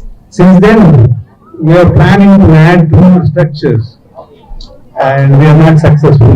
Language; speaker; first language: English; non-native, local second language; Telugu